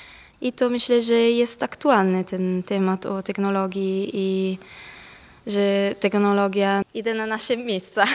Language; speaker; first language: Polish; non-native, fluent; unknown